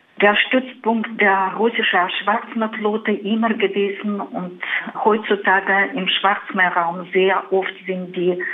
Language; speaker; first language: German; non-native, fluent; Russian